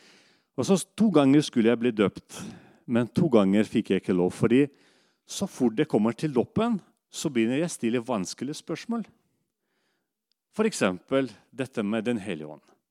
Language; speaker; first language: Norwegian; non-native, fluent; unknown